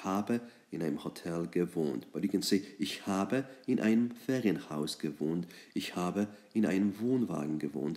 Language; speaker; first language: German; non-native, fluent; English